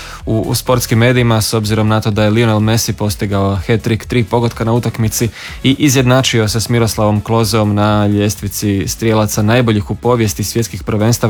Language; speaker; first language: Serbian; native; Serbian